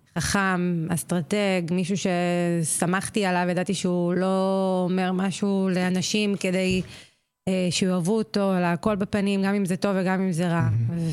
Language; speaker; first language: Hebrew; native; Hebrew